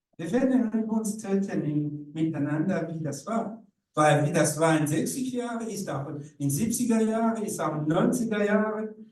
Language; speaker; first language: German; non-native, learner; Rundi